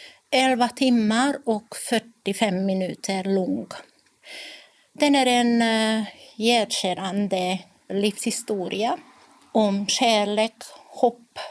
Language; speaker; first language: Swedish; non-native, fluent; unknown